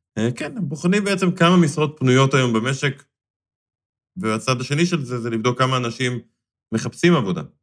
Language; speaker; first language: Hebrew; native; Hebrew